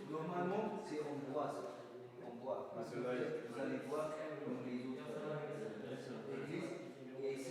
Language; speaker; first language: French; non-native, fluent; Amharic